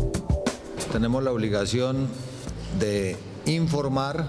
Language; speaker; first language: Spanish; native; Spanish